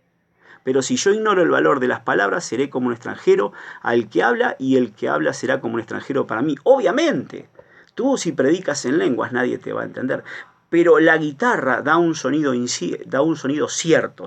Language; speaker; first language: Spanish; native; Spanish